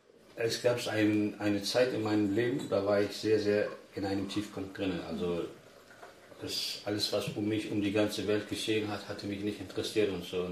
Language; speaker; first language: German; early bilingual, other home language; Turkish